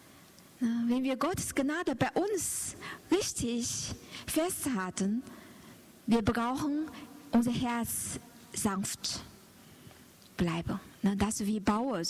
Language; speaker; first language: German; non-native, learner; Chinese